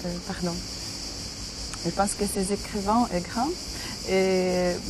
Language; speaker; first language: French; non-native, learner; Ukrainian